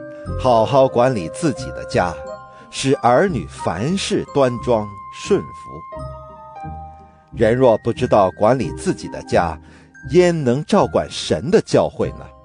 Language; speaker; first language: Chinese; native; Chinese